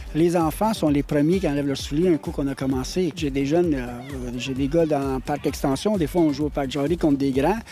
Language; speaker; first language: French; native; French